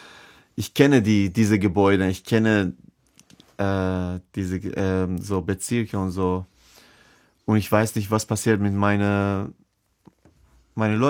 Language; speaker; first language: German; non-native, fluent; Persian